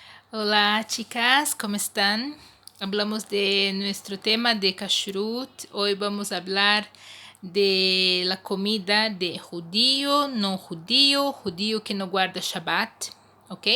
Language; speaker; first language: Spanish; non-native, fluent; Portuguese